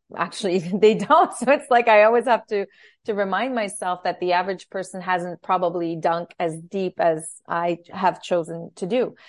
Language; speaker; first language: English; native; English